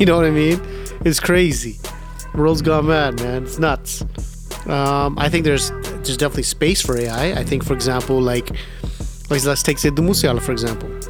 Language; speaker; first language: English; early bilingual, other home language; Punjabi